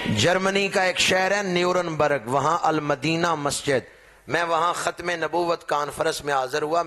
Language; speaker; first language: Urdu; non-native, local second language; Punjabi